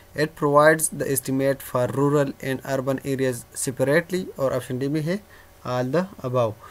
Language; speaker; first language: English; non-native, local second language; Urdu